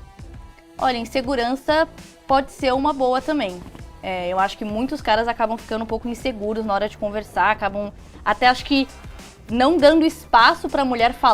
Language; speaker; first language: Portuguese; native; Portuguese